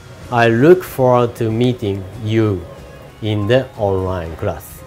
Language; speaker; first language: English; non-native, learner; Japanese